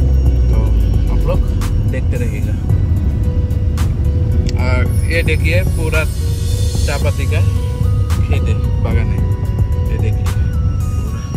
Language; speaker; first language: Hindi; non-native, local second language; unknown